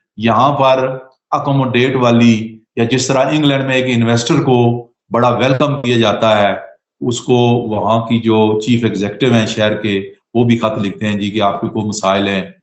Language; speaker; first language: Urdu; non-native, local second language; Pahari-Potwari